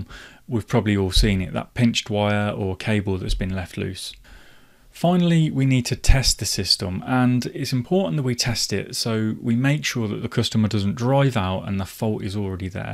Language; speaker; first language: English; native; English